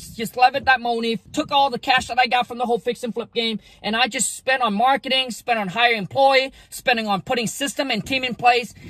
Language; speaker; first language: English; early bilingual, other home language; Vietnamese